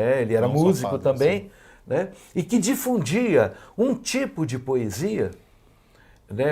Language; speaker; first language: Portuguese; native; Portuguese